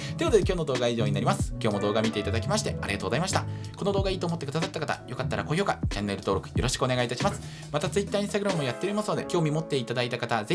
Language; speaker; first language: Japanese; native; Japanese